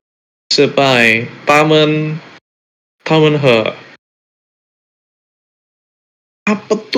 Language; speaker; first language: Chinese; non-native, learner; Indonesian